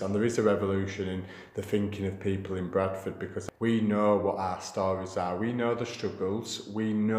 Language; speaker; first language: English; native; English